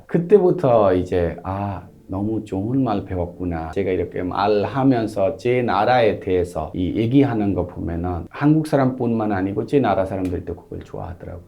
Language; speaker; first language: Korean; non-native, fluent; Hindi